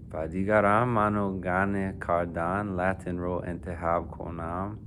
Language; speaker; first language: Persian; non-native, fluent; English